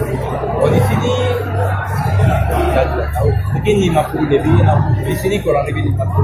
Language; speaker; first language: Indonesian; non-native, fluent; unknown